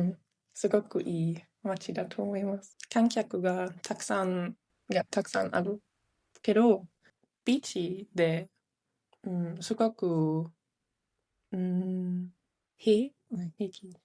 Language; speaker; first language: Japanese; non-native, learner; Italian